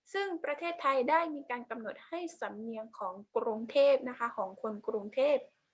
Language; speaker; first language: Thai; native; Thai